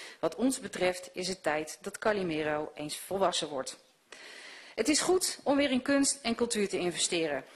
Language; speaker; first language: Dutch; native; Dutch